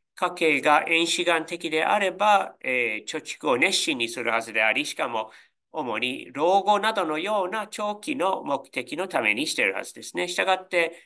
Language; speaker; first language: Japanese; non-native, fluent; English